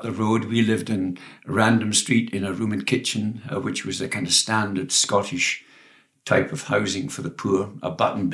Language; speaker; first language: English; native; English